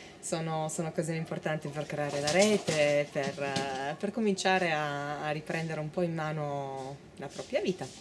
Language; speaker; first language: Italian; native; Italian